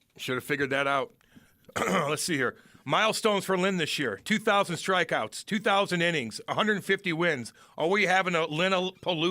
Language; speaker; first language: English; native; English